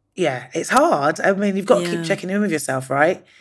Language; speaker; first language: English; native; English